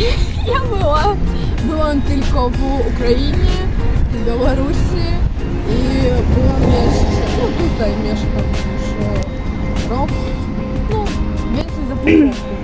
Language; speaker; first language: Polish; non-native, learner; Russian